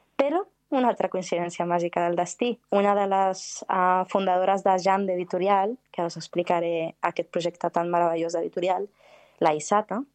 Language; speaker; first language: Catalan; early bilingual, heritage; Catalan